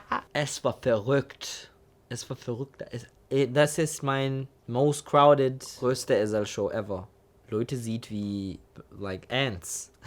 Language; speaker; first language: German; non-native, learner; Turkish